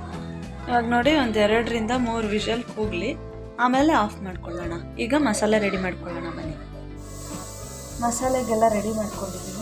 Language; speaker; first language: Kannada; native; Kannada